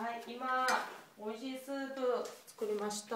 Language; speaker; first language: Japanese; non-native, learner; Chinese